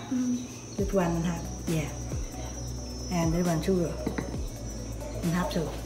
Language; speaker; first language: English; non-native, learner; Vietnamese